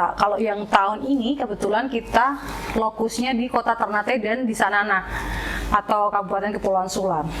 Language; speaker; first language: Indonesian; native; Indonesian